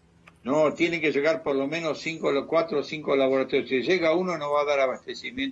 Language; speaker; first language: Spanish; native; Spanish